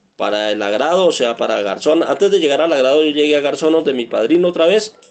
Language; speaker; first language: Spanish; native; Spanish